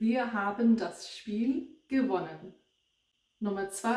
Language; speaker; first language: German; non-native, fluent; English